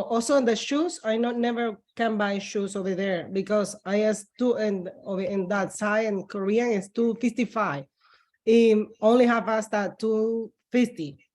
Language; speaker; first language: English; non-native, learner; Spanish